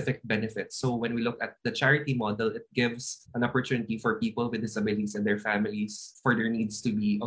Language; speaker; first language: English; non-native, local second language; Hiligaynon